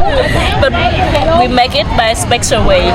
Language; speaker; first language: English; non-native, learner; Vietnamese